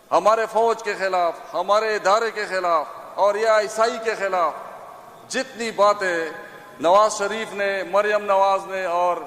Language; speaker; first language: Hindi; non-native, local second language; Pashto